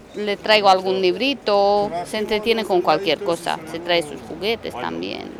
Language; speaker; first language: Spanish; non-native, fluent; Romanian